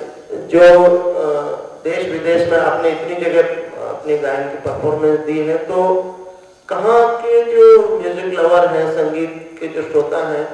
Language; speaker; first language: Hindi; native; Hindi